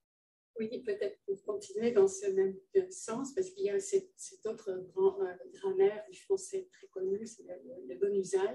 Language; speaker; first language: French; non-native, fluent; Dutch